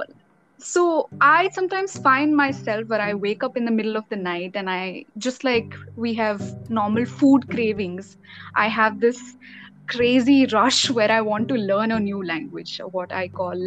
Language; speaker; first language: English; non-native, local second language; Odia